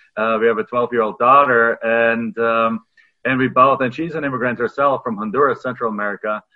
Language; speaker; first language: English; non-native, fluent; German